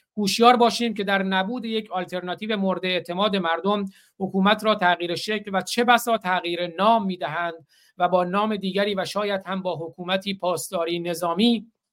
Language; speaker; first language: Persian; non-native, local second language; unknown